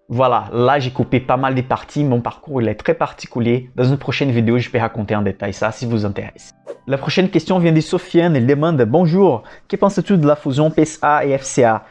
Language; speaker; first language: French; non-native, fluent; Portuguese